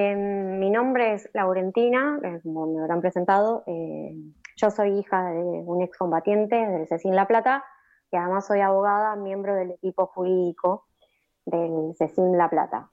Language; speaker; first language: Spanish; native; Spanish